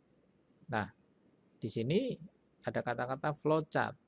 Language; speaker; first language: Indonesian; native; Indonesian